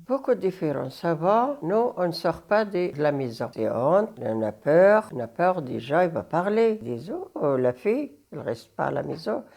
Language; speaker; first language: French; non-native, learner; Arabic